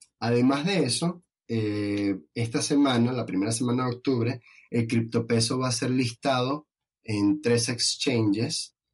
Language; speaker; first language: Spanish; native; Spanish